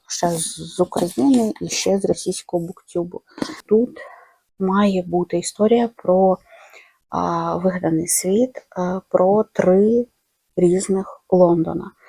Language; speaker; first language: Ukrainian; non-native, local second language; Russian